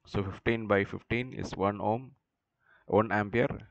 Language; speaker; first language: English; non-native, local second language; Malayalam